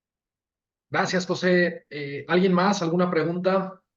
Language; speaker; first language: Spanish; native; Spanish